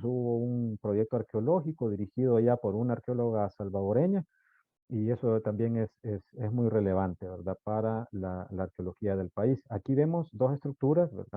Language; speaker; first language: Spanish; native; Spanish